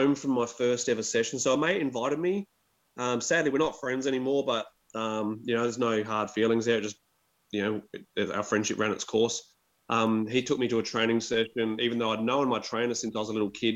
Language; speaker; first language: English; native; English